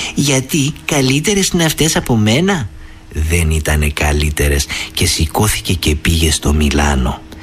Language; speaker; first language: Greek; native; Greek